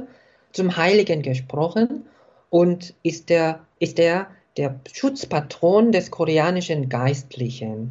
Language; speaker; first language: German; non-native, fluent; Korean